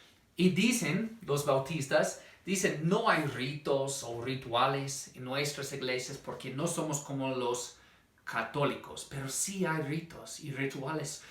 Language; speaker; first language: Spanish; non-native, fluent; English